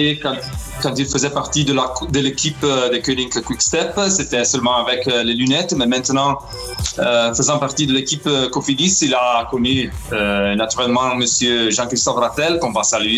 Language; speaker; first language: French; non-native, fluent; Italian